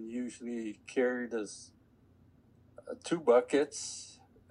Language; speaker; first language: English; native; English